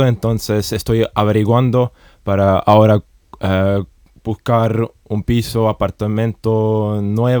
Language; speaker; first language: Spanish; non-native, fluent; Estonian